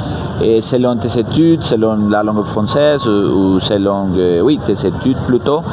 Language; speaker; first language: French; non-native, fluent; Spanish